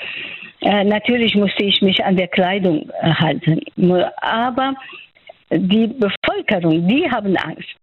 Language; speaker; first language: German; non-native, fluent; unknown